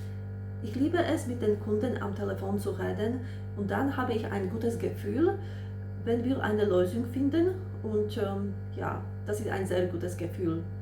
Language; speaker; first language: German; non-native, fluent; Slovak